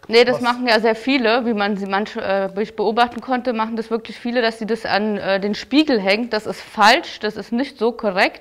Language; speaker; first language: German; native; German